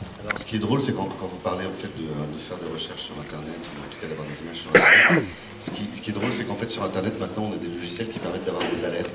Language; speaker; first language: French; native; French